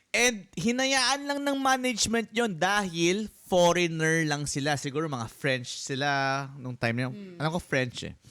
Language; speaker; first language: Filipino; native; Filipino